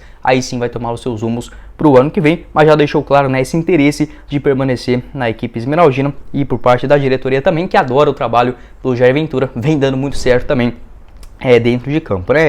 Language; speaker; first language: Portuguese; native; Portuguese